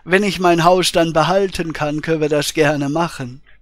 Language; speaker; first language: German; native; German